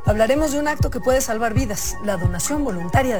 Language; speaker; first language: Spanish; native; Spanish